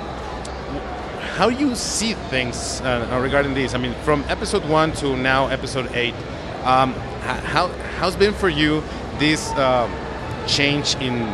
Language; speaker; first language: English; non-native, fluent; Spanish